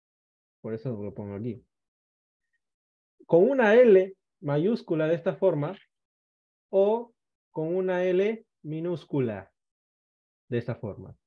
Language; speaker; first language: Spanish; native; Spanish